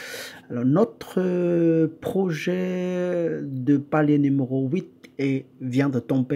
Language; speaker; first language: French; non-native, fluent; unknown